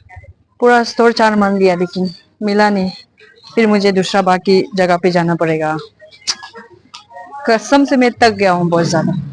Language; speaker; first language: Hindi; non-native, local second language; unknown